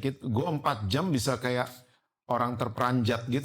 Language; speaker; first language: Indonesian; native; Indonesian